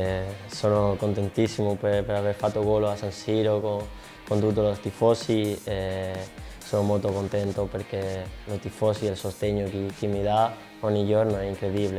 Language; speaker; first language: Italian; non-native, fluent; Spanish